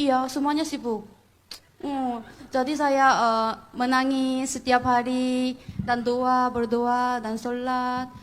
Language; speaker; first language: Indonesian; non-native, fluent; Korean